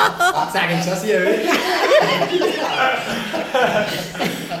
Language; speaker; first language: German; native; German